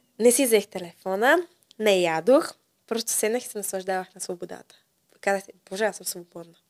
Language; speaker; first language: Bulgarian; native; Bulgarian